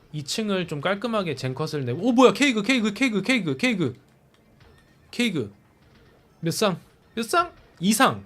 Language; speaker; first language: Korean; non-native, fluent; English